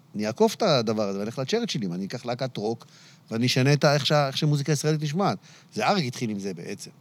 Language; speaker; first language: Hebrew; early bilingual, other home language; Arabic